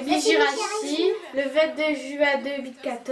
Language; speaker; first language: French; native; French